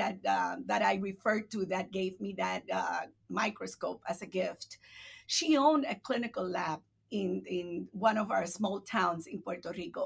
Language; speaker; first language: English; non-native, fluent; Spanish